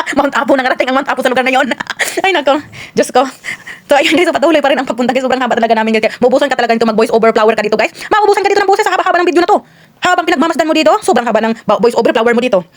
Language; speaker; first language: Filipino; non-native, local second language; Cebuano